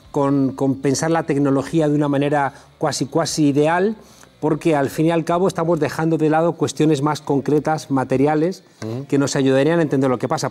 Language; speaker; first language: Spanish; native; Spanish